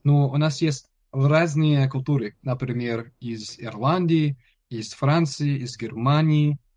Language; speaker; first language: Russian; non-native, learner; English